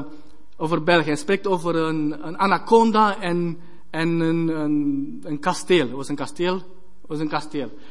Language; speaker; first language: Dutch; non-native, fluent; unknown